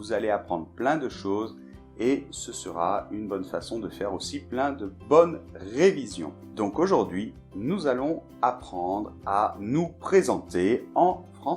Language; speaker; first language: French; native; French